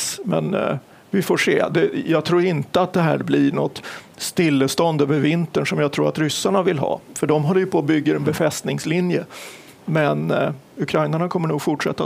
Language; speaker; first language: Swedish; native; Swedish